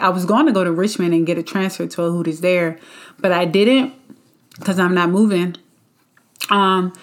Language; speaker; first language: English; native; English